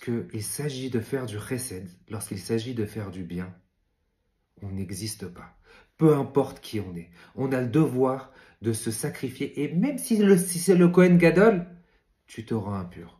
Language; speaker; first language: French; native; French